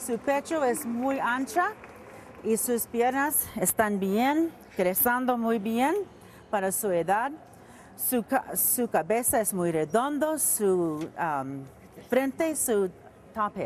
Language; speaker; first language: Spanish; early bilingual, heritage; Spanish